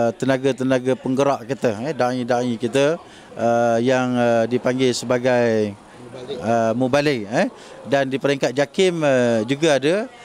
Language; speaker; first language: Malay; native; Malay